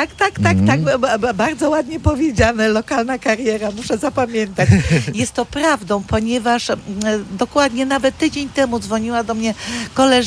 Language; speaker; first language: Polish; non-native, local second language; Kashubian